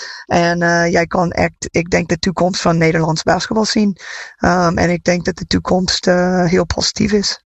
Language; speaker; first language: Dutch; non-native, fluent; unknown